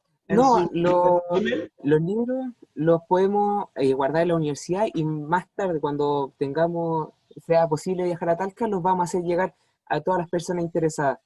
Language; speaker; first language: Spanish; native; Spanish